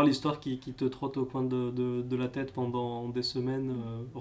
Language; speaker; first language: French; native; French